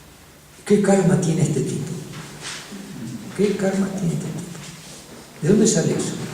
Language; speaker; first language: Spanish; native; Spanish